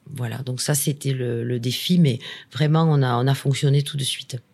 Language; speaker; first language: French; native; French